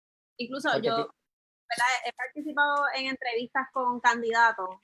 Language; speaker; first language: Spanish; native; Spanish